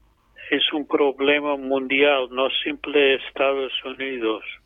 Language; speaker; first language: Spanish; non-native, fluent; English